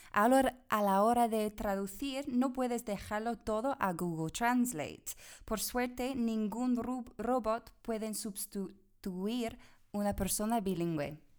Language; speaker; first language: Spanish; non-native, fluent; English